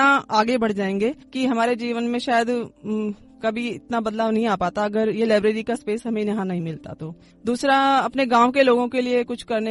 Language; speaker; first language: Hindi; native; Hindi